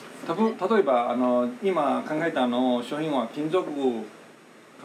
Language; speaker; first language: Japanese; non-native, fluent; Chinese